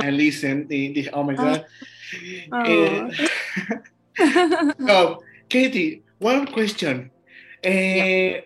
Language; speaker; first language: English; non-native, learner; Spanish